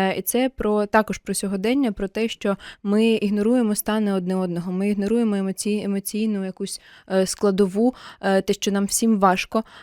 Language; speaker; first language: Ukrainian; non-native, local second language; Russian